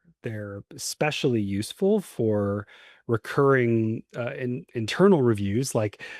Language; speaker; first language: English; native; English